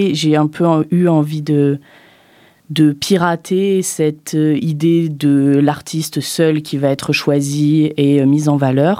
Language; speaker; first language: French; native; French